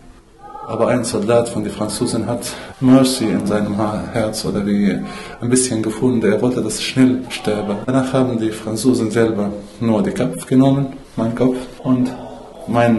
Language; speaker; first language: German; non-native, fluent; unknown